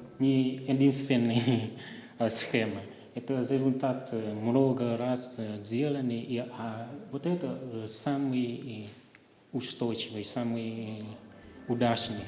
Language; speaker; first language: Russian; non-native, learner; Vietnamese